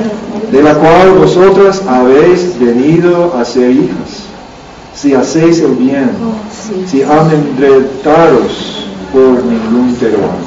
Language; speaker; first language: Spanish; non-native, learner; English